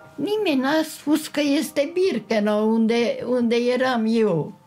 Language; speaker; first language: Romanian; non-native, local second language; Hungarian